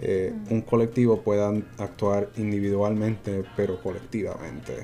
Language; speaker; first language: Spanish; native; Spanish